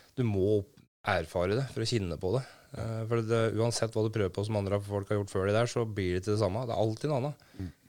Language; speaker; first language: Norwegian; native; Norwegian